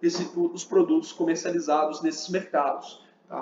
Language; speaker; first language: Portuguese; native; Portuguese